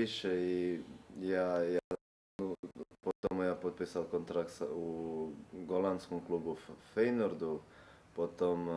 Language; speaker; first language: Russian; non-native, learner; Serbian